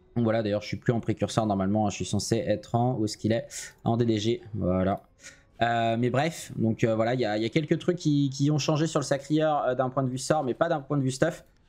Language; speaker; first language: French; native; French